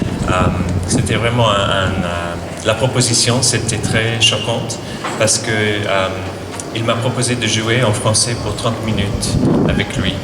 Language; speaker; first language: French; non-native, fluent; English